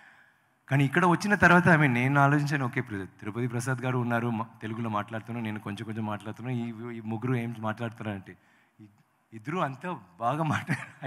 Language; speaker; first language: Telugu; non-native, local second language; Tamil